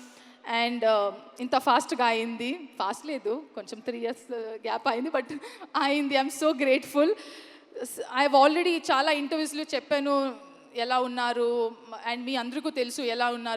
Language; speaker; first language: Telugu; non-native, learner; Kannada